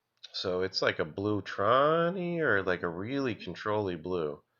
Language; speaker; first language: English; native; English